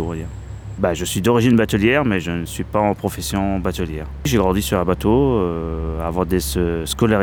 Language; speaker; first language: French; native; French